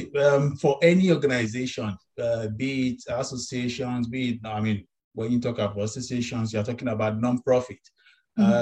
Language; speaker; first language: English; non-native, local second language; Yoruba